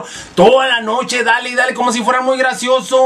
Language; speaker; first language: Spanish; native; Spanish